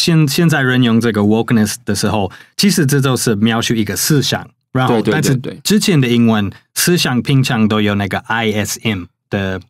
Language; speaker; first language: Chinese; non-native, fluent; English